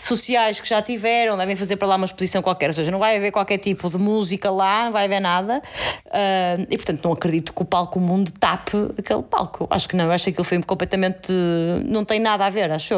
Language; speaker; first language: Portuguese; native; Portuguese